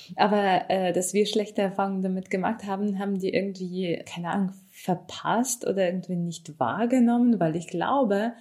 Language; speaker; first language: German; non-native, fluent; Ukrainian